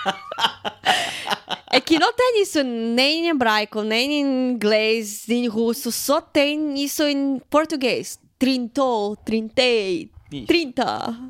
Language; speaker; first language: Portuguese; non-native, fluent; Russian